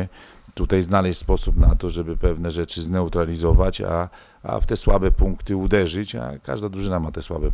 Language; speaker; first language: Polish; native; Polish